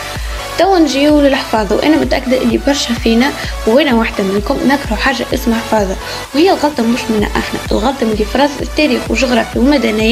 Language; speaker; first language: Arabic; native; Arabic